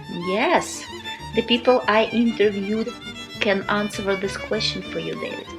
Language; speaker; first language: English; non-native, fluent; Russian